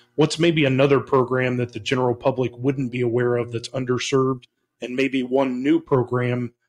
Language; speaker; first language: English; native; English